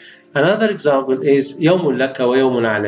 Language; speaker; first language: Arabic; native; Arabic